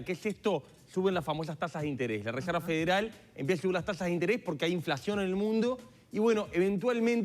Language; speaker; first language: Spanish; native; Spanish